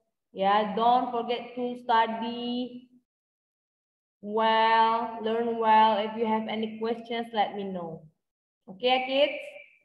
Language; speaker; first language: English; non-native, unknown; Indonesian